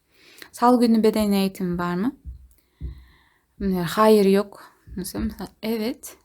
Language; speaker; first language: Turkish; non-native, learner; Kazakh